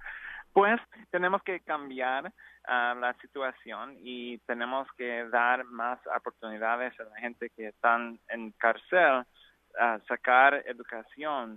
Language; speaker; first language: Spanish; non-native, learner; English